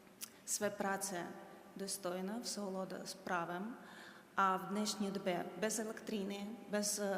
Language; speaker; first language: Czech; non-native, fluent; Ukrainian